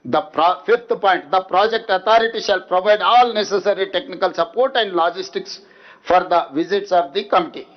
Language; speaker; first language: English; non-native, local second language; Telugu